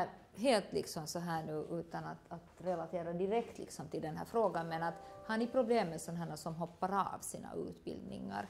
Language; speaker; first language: Swedish; native; Swedish